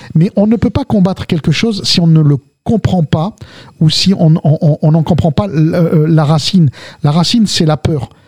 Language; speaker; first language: French; early bilingual, other home language; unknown